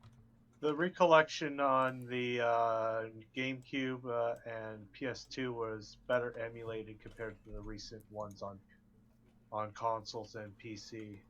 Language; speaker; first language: English; native; English